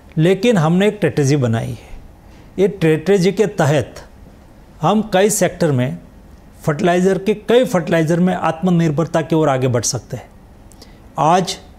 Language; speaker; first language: Hindi; non-native, local second language; Gujarati